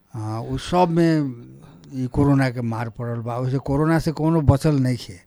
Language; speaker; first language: Bhojpuri; non-native, local second language; Nepali